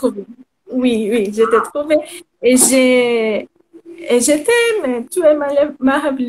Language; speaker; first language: French; non-native, learner; Portuguese